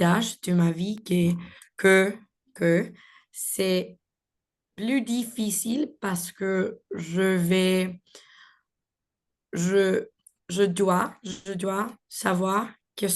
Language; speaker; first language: French; non-native, learner; Spanish